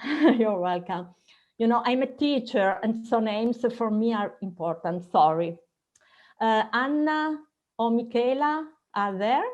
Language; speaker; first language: English; non-native, fluent; Italian